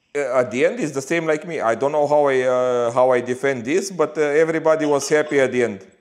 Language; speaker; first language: English; non-native, learner; Bulgarian